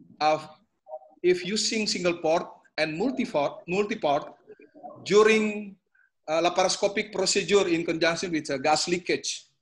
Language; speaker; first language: English; non-native, learner; Indonesian